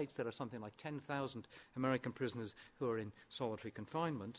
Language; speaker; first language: English; non-native, local second language; Welsh